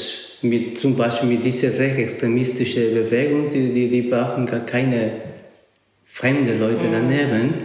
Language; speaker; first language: German; non-native, learner; Spanish